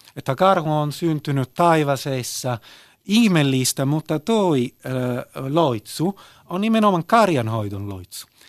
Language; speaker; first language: Finnish; early bilingual, heritage; Italian